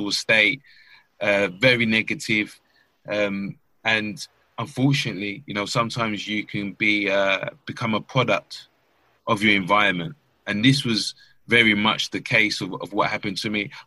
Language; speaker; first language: English; native; English